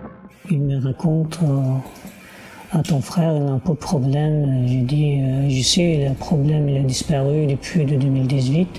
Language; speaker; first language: French; non-native, learner; Uyghur